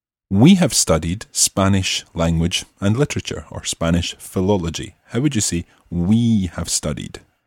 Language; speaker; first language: English; native; English